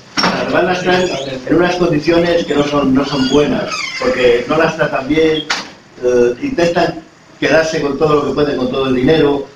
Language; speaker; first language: Spanish; native; Spanish